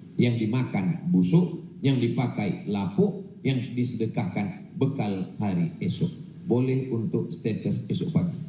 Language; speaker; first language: Malay; non-native, local second language; Minangkabau